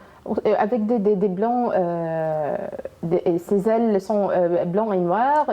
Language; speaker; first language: French; non-native, learner; Arabic